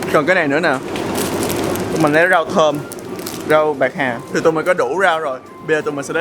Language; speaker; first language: Vietnamese; native; Vietnamese